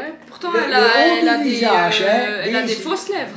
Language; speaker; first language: French; native; French